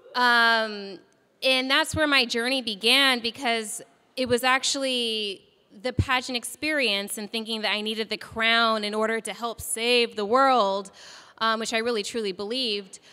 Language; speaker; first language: English; native; English